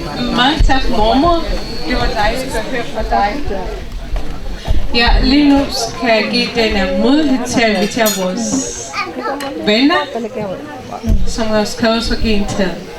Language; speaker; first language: Danish; early bilingual, other home language; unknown